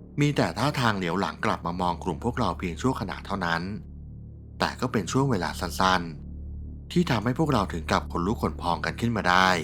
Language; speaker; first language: Thai; native; Thai